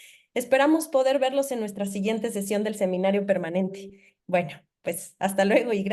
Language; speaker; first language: Spanish; native; Spanish